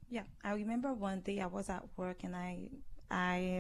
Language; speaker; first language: English; non-native, learner; Haitian Creole